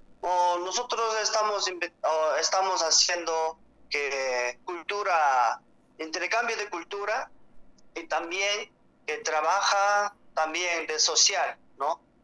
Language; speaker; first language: Spanish; non-native, learner; Korean